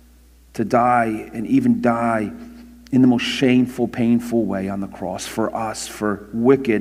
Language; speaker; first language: English; native; English